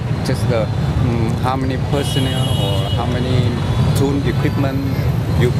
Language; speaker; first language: English; non-native, learner; Vietnamese